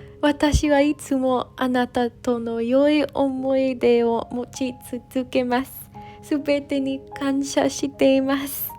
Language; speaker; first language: Japanese; non-native, learner; English